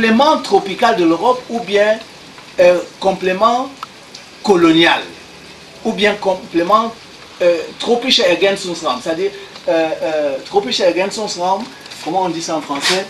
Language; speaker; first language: French; non-native, local second language; Duala